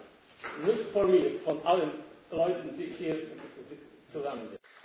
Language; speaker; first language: German; non-native, fluent; Serbian